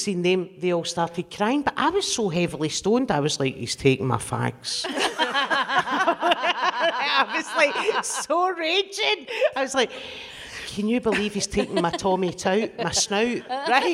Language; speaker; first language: English; native; English